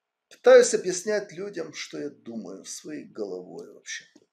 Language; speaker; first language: Russian; non-native, local second language; Ukrainian